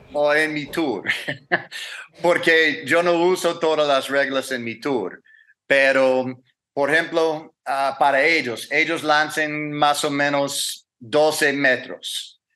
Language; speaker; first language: Spanish; non-native, learner; English